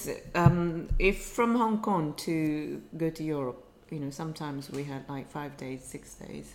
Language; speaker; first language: English; non-native, fluent; Japanese